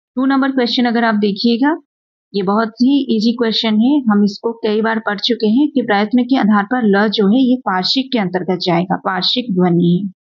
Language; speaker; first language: Hindi; native; Hindi